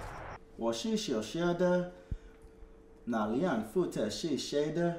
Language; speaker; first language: Chinese; non-native, learner; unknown